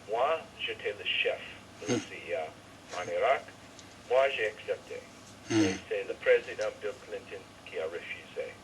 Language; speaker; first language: French; non-native, learner; English